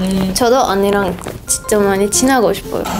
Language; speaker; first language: Korean; non-native, fluent; Japanese